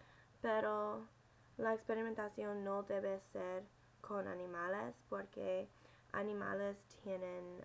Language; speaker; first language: Spanish; non-native, learner; English